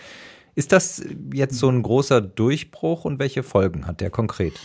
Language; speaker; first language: German; native; German